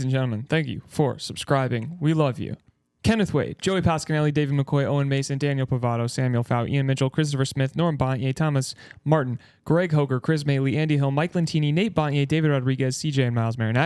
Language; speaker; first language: English; native; English